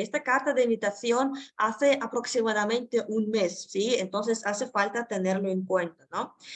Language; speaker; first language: Spanish; non-native, fluent; Russian